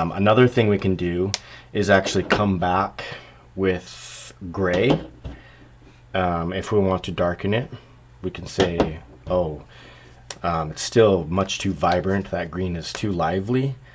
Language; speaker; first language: English; native; English